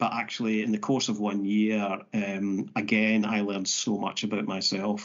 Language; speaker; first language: English; native; English